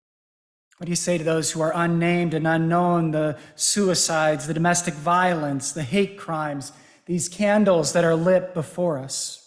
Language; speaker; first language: English; native; English